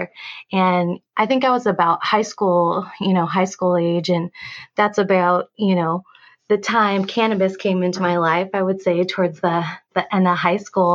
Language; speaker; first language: English; native; English